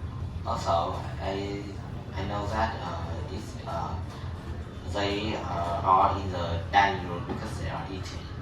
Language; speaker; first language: English; non-native, learner; Vietnamese